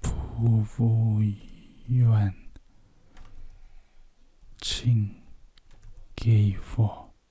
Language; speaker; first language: Chinese; non-native, fluent; Mongolian